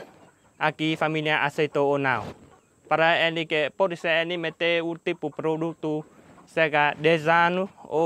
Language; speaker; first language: Portuguese; non-native, learner; Vietnamese